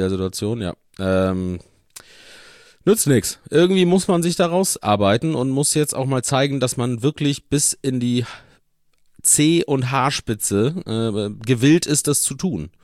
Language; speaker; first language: German; native; German